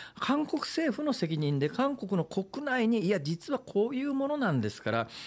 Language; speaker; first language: Japanese; native; Japanese